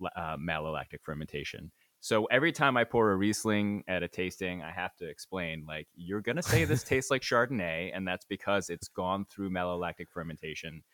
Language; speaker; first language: English; native; English